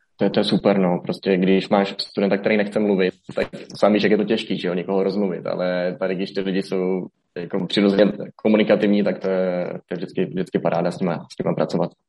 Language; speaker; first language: Czech; native; Czech